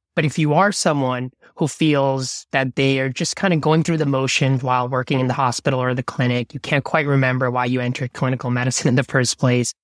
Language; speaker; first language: English; non-native, local second language; Bangla